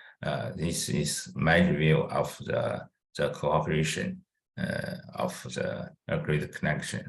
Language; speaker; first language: English; non-native, fluent; Chinese